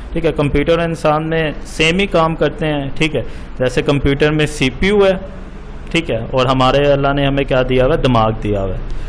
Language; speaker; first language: Urdu; non-native, local second language; Punjabi